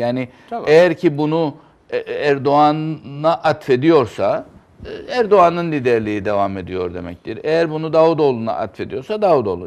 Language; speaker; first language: Turkish; native; Turkish